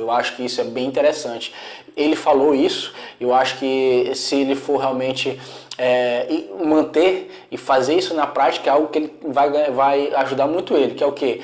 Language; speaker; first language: Portuguese; native; Portuguese